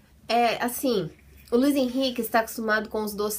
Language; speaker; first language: Portuguese; native; Portuguese